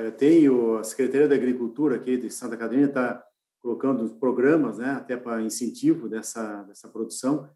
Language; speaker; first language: Portuguese; native; Portuguese